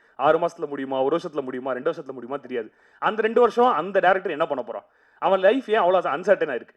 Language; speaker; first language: Tamil; native; Tamil